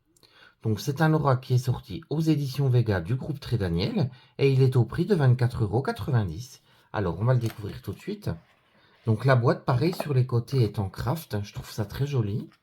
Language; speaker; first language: French; native; French